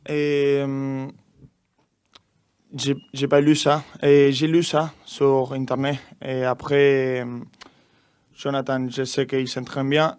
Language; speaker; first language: French; non-native, learner; Spanish